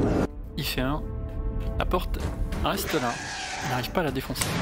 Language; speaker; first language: French; native; French